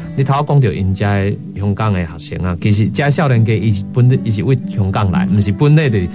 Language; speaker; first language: Chinese; native; Chinese